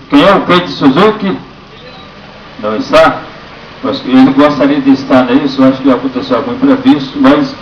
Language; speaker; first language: Portuguese; native; Portuguese